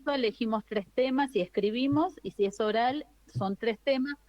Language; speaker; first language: Spanish; native; Spanish